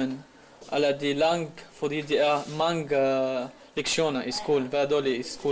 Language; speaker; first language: Danish; non-native, learner; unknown